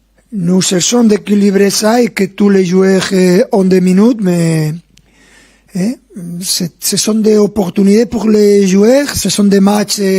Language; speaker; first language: French; non-native, fluent; Spanish